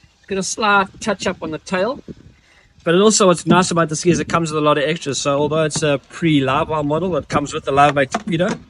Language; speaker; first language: English; native; English